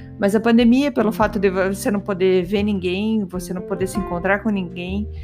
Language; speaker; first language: Portuguese; native; Portuguese